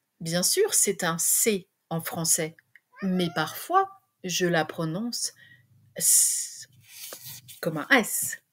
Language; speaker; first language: French; native; French